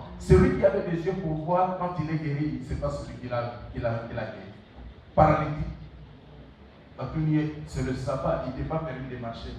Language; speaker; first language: French; non-native, local second language; Lingala